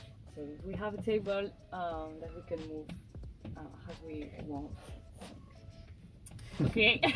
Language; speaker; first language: English; non-native, learner; French